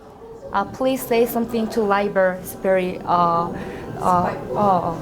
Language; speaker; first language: English; non-native, learner; Korean